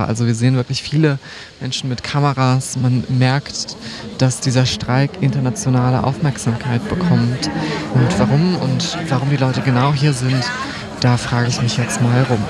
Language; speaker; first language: German; native; German